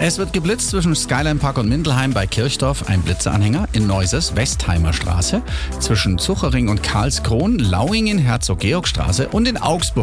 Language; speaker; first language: German; native; German